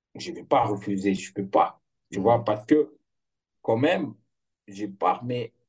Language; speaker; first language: French; non-native, fluent; Portuguese